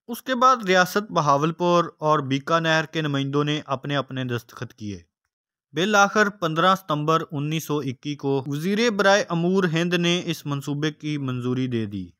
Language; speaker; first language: Urdu; non-native, local second language; Punjabi